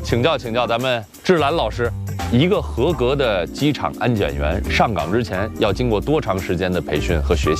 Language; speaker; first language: Chinese; native; Chinese